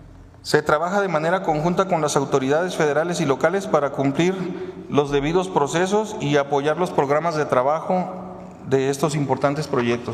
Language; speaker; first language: Spanish; native; Spanish